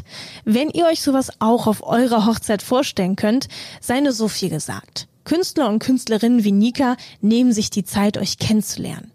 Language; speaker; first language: German; native; German